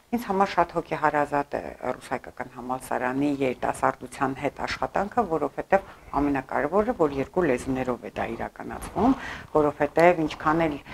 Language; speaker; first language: Armenian; early bilingual, heritage; Armenian